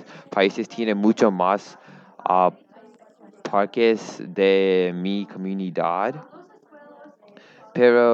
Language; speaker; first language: Spanish; non-native, learner; English